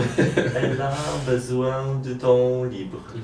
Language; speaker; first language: French; non-native, learner; Polish